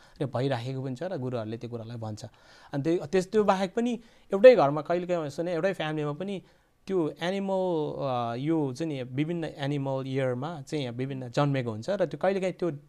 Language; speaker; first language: Nepali; non-native, local second language; Eastern Tamang